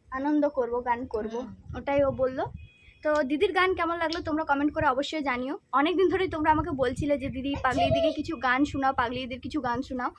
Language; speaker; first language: Bangla; non-native, local second language; Santali